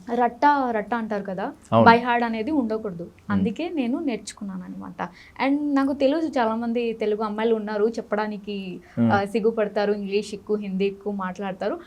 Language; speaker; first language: Telugu; non-native, fluent; Hindi